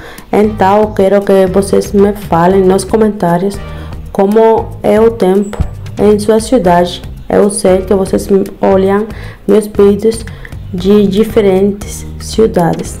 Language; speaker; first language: Portuguese; non-native, learner; Spanish